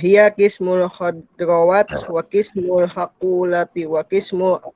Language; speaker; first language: Arabic; non-native, learner; Indonesian